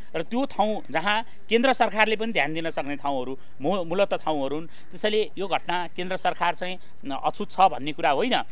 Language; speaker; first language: Nepali; native; Nepali